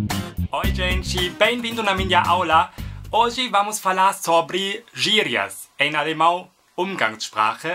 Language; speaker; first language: Portuguese; non-native, learner; German